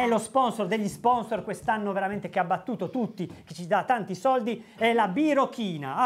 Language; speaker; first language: Italian; native; Italian